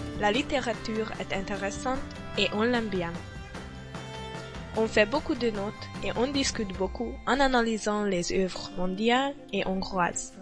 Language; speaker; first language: French; non-native, learner; Hungarian